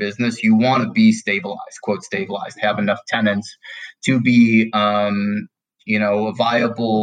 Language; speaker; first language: English; native; English